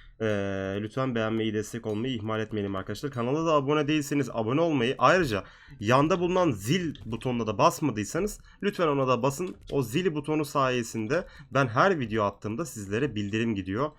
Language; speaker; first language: Turkish; native; Turkish